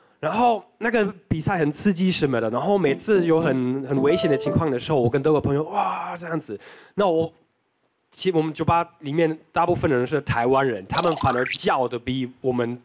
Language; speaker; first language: Chinese; non-native, fluent; German